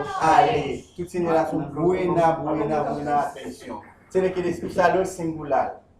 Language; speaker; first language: Spanish; non-native, fluent; Haitian Creole